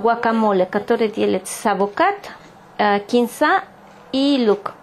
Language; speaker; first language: Russian; non-native, fluent; Spanish